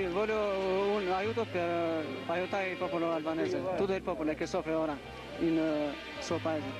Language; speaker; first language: Italian; non-native, learner; Albanian